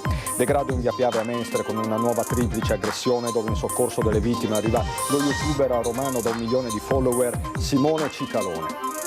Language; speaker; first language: Italian; native; Italian